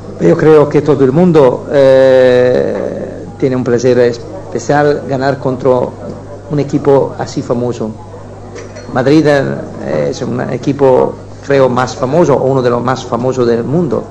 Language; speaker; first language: Spanish; non-native, fluent; Italian